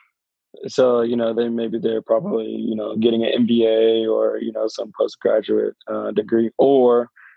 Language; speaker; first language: English; native; English